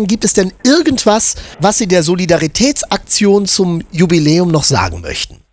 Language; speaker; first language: German; native; German